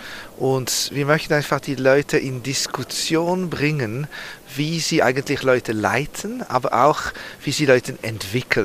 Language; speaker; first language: German; non-native, learner; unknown